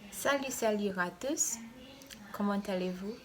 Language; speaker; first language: French; non-native, fluent; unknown